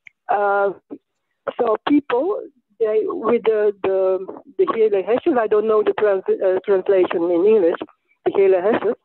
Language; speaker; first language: English; non-native, fluent; Dutch